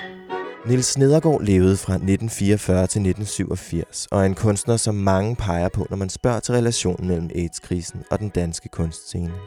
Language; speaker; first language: Danish; native; Danish